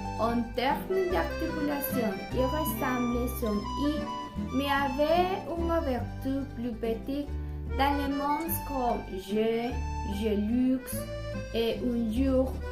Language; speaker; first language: French; non-native, learner; Spanish